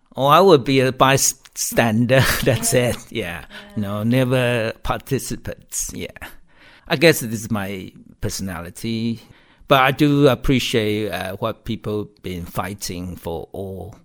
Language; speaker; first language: English; non-native, fluent; Chinese